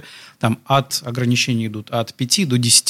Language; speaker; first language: Russian; native; Russian